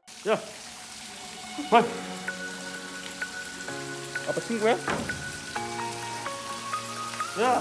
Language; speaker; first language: Spanish; non-native, learner; Korean